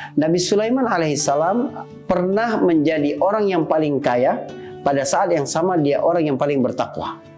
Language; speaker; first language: Indonesian; native; Indonesian